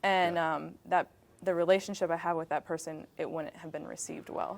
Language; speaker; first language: English; native; English